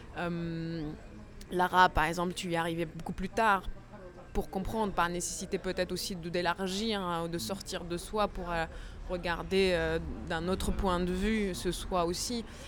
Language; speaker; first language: French; native; French